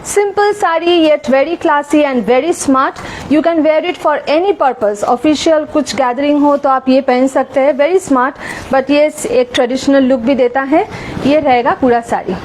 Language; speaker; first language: Hindi; non-native, local second language; Bangla